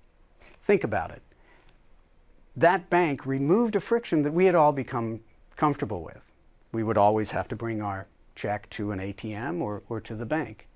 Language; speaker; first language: English; native; English